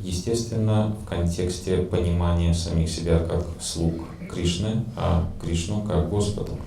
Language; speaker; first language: Russian; native; Russian